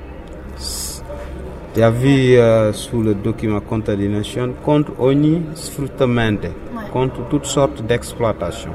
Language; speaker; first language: French; non-native, local second language; Wolof